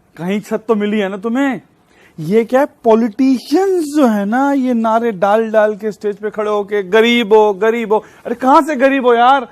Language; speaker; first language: Hindi; native; Hindi